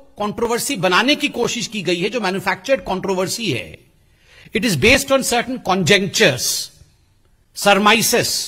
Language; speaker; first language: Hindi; non-native, local second language; Odia